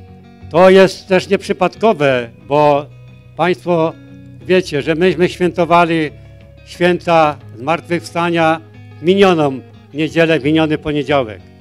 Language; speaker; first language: Polish; native; Polish